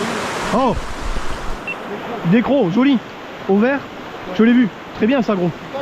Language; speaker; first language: French; native; French